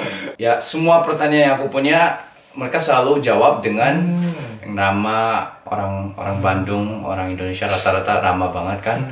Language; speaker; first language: Indonesian; non-native, fluent; Korean